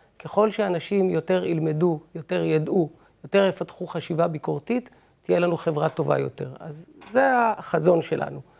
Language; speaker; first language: Hebrew; native; Hebrew